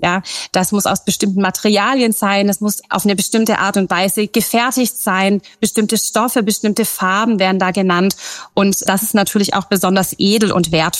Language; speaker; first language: German; native; German